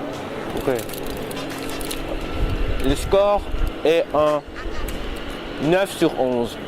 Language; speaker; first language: French; non-native, learner; Dutch